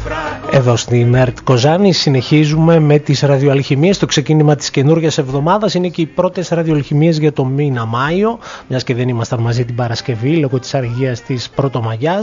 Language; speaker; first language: Greek; native; Greek